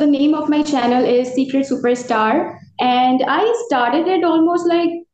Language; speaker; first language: English; non-native, local second language; Urdu